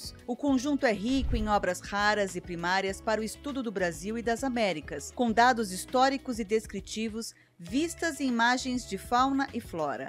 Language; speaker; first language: Portuguese; native; Portuguese